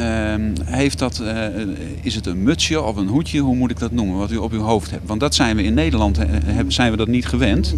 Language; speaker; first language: Dutch; native; Dutch